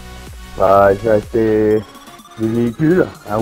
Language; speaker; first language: French; native; French